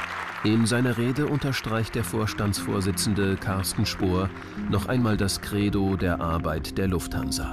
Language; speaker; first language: German; native; German